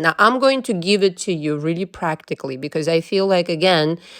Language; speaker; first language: English; non-native, fluent; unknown